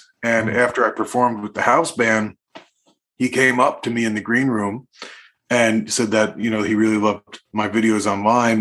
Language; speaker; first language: English; native; English